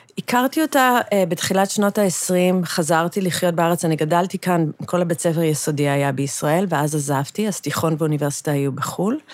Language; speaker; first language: Hebrew; early bilingual, other home language; English